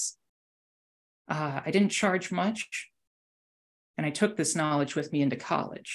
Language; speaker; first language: English; native; English